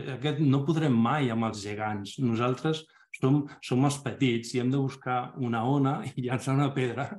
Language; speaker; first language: Catalan; non-native, local second language; Spanish